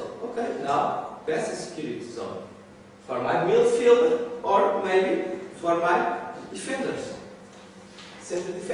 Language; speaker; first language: English; non-native, learner; Portuguese